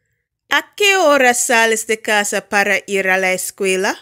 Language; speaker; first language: Spanish; non-native, fluent; English